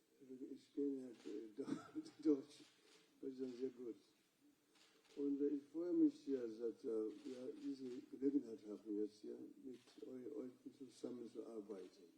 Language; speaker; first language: German; non-native, fluent; Luo (Kenya and Tanzania)